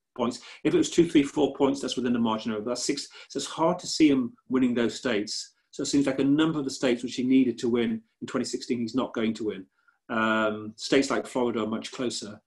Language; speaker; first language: English; native; English